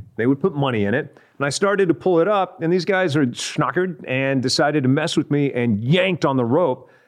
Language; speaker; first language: English; native; English